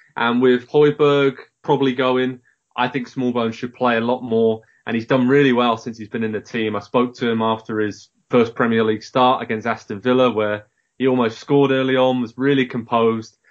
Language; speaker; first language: English; native; English